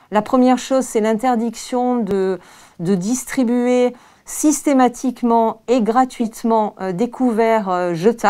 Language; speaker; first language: French; native; French